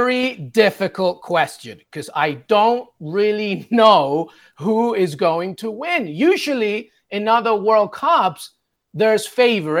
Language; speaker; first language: English; native; English